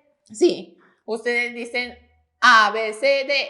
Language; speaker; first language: Spanish; non-native, fluent; Korean